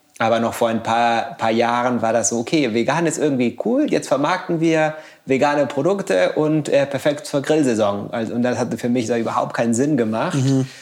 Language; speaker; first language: German; non-native, fluent; Spanish